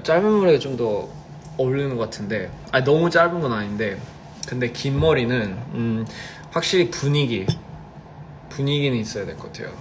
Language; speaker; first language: Korean; early bilingual, heritage; Korean